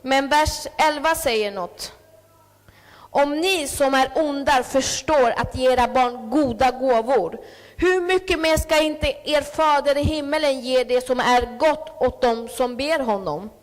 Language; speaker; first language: Swedish; early bilingual, other home language; Spanish